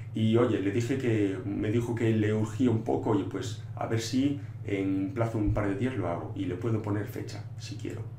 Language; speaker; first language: Spanish; non-native, local second language; Galician